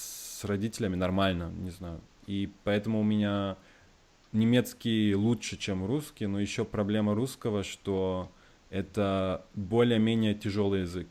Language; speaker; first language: Russian; early bilingual, heritage; Russian